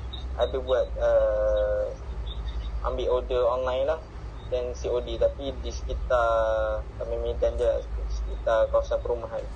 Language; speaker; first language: Malay; native; Malay